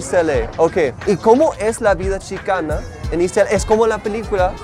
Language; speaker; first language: Spanish; non-native, fluent; English